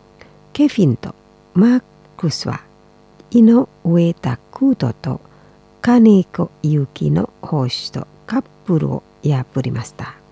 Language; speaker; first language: Japanese; non-native, fluent; Indonesian